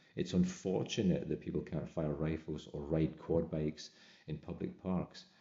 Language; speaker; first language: English; native; English